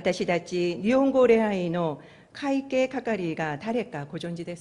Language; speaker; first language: Japanese; non-native, fluent; Korean